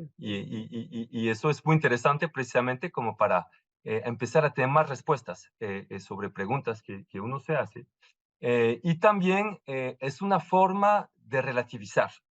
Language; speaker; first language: Spanish; non-native, fluent; French